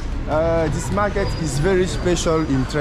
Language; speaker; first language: English; non-native, learner; French